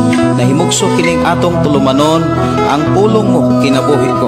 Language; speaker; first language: Cebuano; native; Cebuano